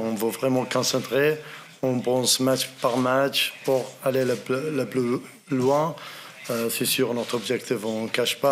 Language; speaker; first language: French; non-native, learner; Arabic